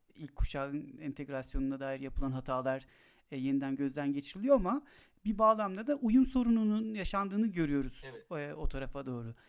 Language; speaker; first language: Turkish; native; Turkish